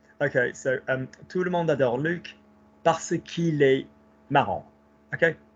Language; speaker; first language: French; non-native, fluent; English